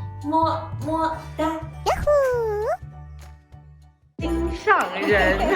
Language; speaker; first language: Chinese; non-native, learner; Arabic